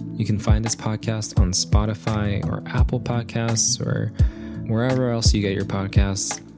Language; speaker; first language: English; native; English